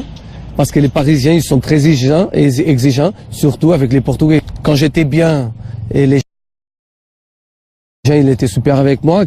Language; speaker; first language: French; non-native, fluent; Portuguese